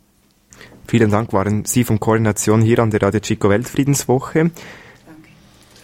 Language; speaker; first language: German; native; German